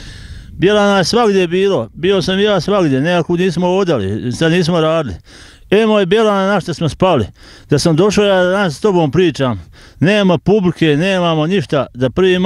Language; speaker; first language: Serbian; native; Serbian